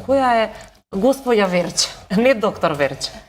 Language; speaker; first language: Macedonian; native; Macedonian